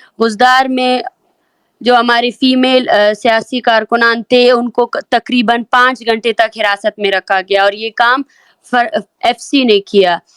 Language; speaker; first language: Urdu; non-native, local second language; Baluchi